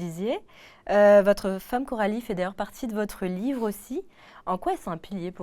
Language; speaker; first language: French; native; French